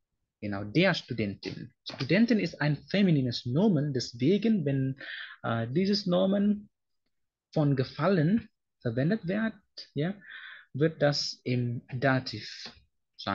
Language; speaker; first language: German; non-native, fluent; Indonesian